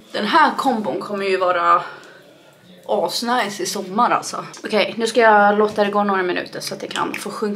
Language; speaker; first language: Swedish; native; Swedish